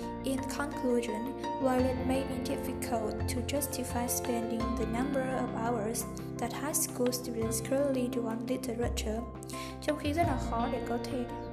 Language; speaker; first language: English; non-native, fluent; Vietnamese